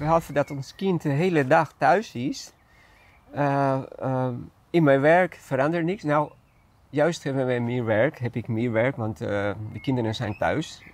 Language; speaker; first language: Dutch; non-native, fluent; Spanish